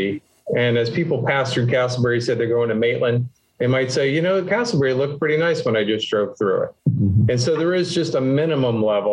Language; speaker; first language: English; native; English